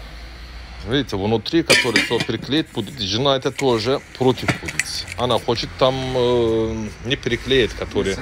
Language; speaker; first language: Russian; non-native, learner; Turkish